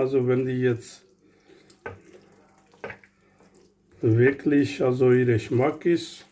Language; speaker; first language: German; non-native, learner; Urdu